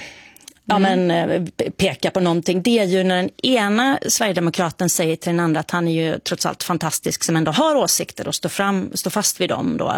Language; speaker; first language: Swedish; native; Swedish